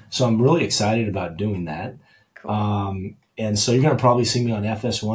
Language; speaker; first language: English; native; English